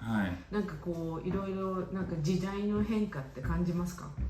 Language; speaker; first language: Japanese; native; Japanese